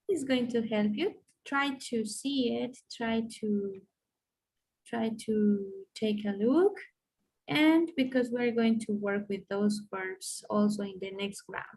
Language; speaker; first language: English; non-native, fluent; Spanish